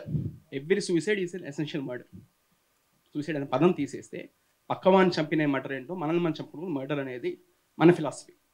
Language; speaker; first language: Telugu; native; Telugu